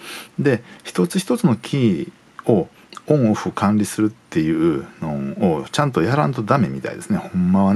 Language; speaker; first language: Japanese; native; Japanese